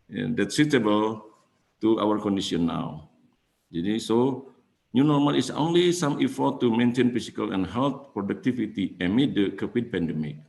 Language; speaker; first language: English; non-native, fluent; Indonesian